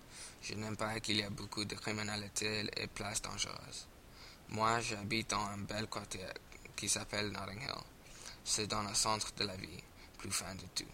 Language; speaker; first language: French; non-native, learner; English